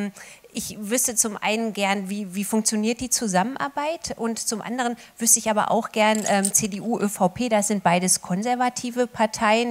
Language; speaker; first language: German; native; German